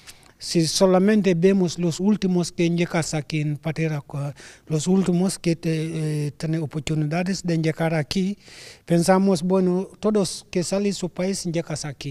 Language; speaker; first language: Spanish; non-native, learner; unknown